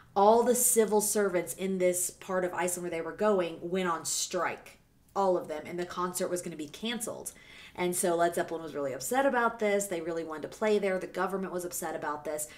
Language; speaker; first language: English; native; English